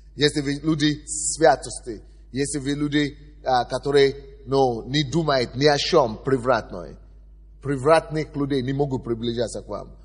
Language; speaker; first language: Russian; non-native, fluent; Yoruba